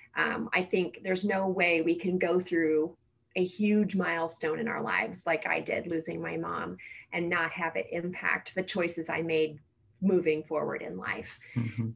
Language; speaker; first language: English; native; English